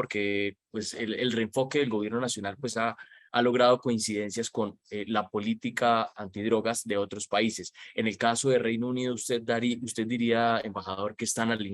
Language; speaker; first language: Spanish; native; Spanish